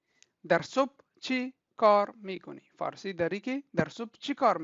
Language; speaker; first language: Persian; non-native, local second language; Pashto